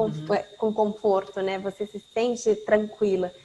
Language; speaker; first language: Portuguese; non-native, fluent; Spanish